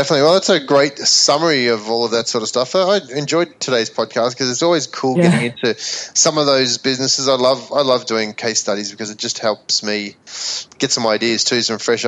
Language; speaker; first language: English; native; English